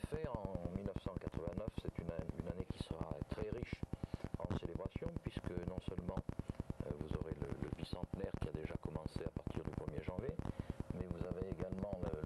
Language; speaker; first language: French; native; French